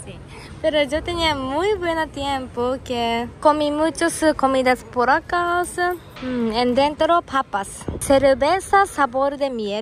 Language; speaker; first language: Spanish; non-native, fluent; Japanese